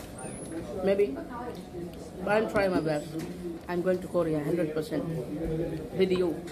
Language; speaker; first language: English; non-native, learner; Hindi